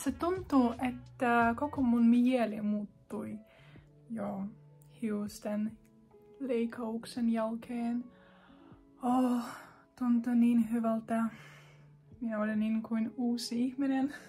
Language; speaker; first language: Finnish; non-native, learner; Russian